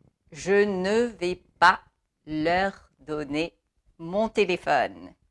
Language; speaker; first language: French; non-native, fluent; English